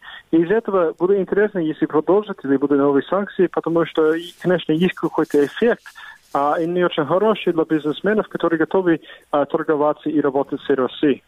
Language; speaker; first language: Russian; non-native, fluent; English